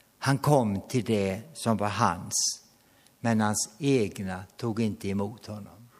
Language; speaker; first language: Swedish; native; Swedish